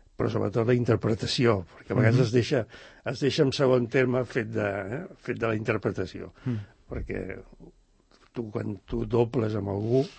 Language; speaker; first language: Catalan; native; Catalan